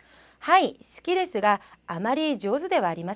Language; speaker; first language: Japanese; non-native, fluent; Korean